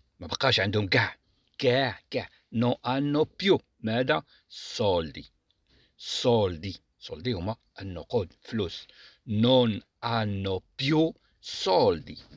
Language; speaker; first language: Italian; non-native, fluent; Arabic